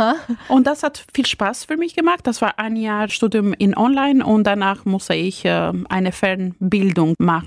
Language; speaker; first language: German; non-native, fluent; Albanian